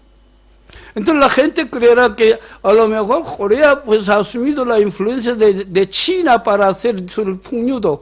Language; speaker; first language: Spanish; non-native, fluent; Korean